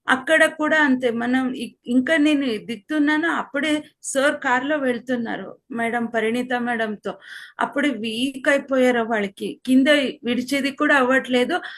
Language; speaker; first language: Telugu; non-native, local second language; Kannada